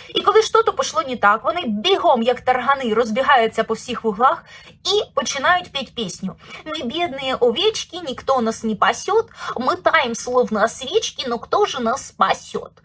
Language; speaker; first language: Ukrainian; native; Ukrainian